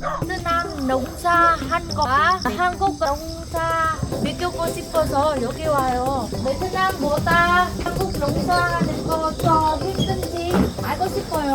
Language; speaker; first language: Korean; non-native, local second language; Vietnamese